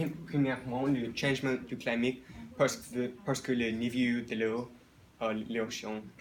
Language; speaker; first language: French; non-native, learner; English